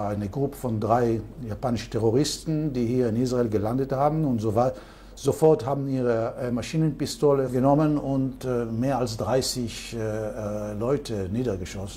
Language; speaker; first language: German; non-native, fluent; Hebrew